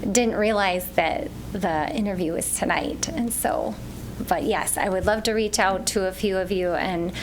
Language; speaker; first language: English; native; English